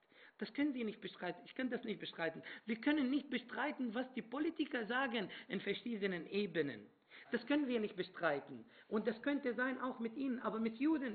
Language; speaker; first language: German; non-native, fluent; Arabic